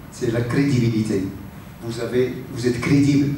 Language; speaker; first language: French; non-native, local second language; Arabic